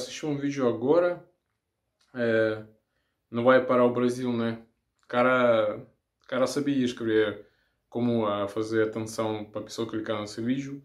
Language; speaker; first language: Portuguese; non-native, learner; Russian